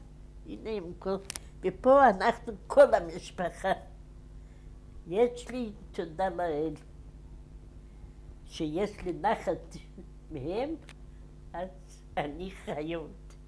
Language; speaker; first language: Hebrew; non-native, fluent; Yiddish